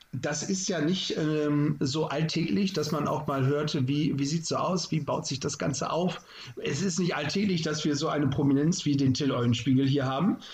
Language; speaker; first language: German; native; German